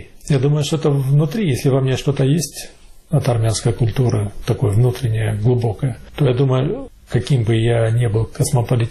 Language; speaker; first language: Russian; native; Russian